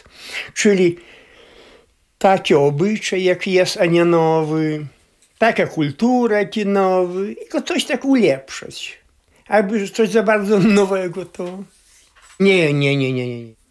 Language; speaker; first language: Polish; non-native, local second language; Belarusian